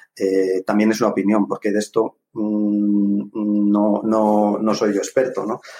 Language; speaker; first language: Spanish; native; Spanish